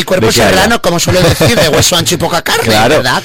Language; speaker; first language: Spanish; native; Spanish